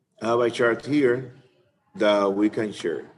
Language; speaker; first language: English; non-native, fluent; Spanish